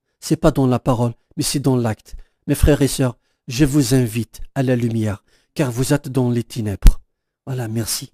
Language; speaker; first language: French; non-native, local second language; Kabyle